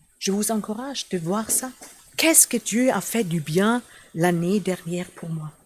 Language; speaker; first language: French; non-native, fluent; German